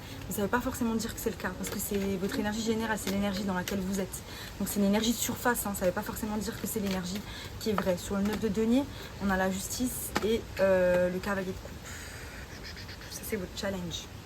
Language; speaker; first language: French; native; French